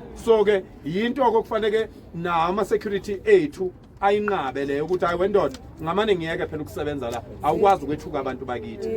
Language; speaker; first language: Zulu; native; Zulu